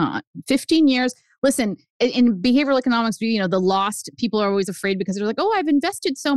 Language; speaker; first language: English; early bilingual, other home language; Spanish